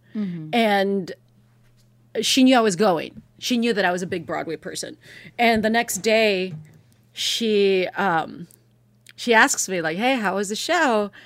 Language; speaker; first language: English; early bilingual, other home language; Spanish